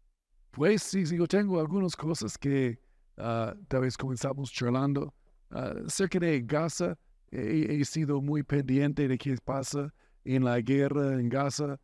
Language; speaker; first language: Spanish; non-native, fluent; English